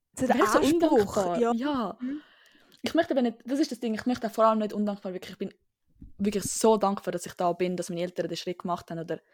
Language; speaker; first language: Swiss German; early bilingual, other home language; Sinhala